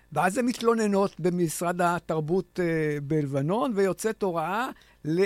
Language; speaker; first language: Hebrew; native; Hebrew